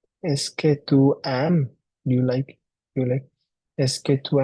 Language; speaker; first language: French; non-native, learner; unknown